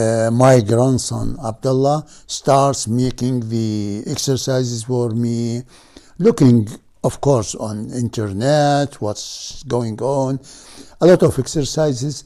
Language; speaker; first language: English; non-native, fluent; Arabic